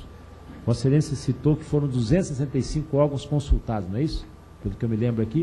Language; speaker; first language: Portuguese; native; Portuguese